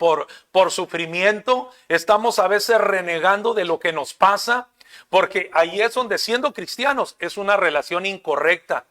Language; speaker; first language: Spanish; native; Spanish